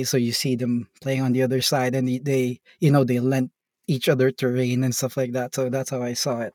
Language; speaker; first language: English; non-native, local second language; Filipino